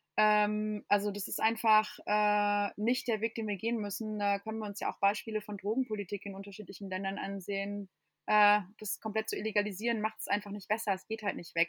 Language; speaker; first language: German; non-native, fluent; English